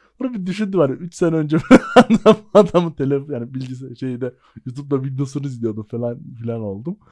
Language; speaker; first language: Turkish; native; Turkish